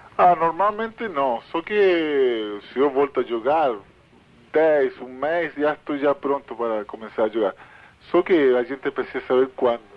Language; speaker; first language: Portuguese; non-native, fluent; Spanish